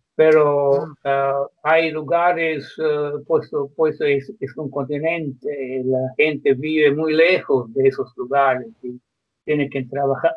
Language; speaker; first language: Spanish; non-native, fluent; Croatian